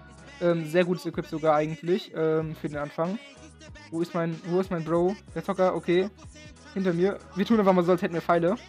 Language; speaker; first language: German; native; German